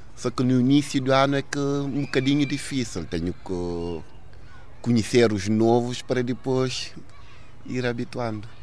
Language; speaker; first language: Portuguese; non-native, local second language; Upper Guinea Crioulo